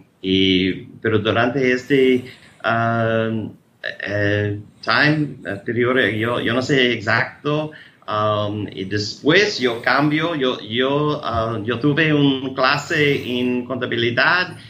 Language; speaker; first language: Spanish; non-native, learner; English